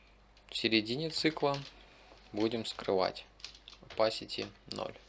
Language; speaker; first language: Russian; native; Russian